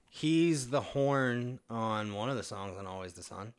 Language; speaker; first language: English; native; English